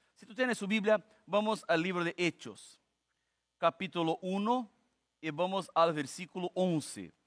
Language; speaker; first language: Spanish; non-native, fluent; Portuguese